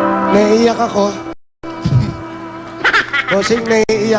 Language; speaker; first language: Filipino; native; Filipino